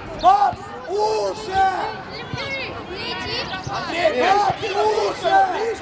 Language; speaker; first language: Russian; native; Russian